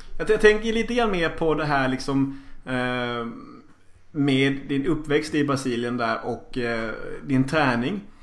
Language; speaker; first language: Swedish; native; Swedish